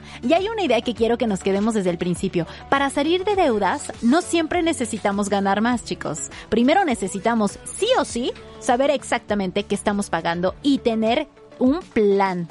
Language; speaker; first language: Spanish; native; Spanish